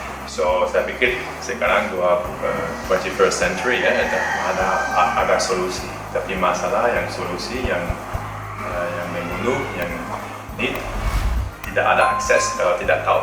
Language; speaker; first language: Indonesian; non-native, learner; Dutch